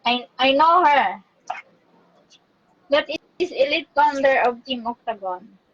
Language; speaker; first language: English; non-native, local second language; Filipino